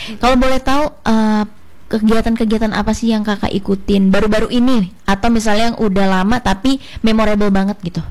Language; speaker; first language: Indonesian; native; Indonesian